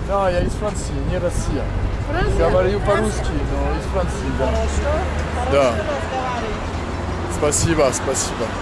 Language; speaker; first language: Russian; non-native, learner; French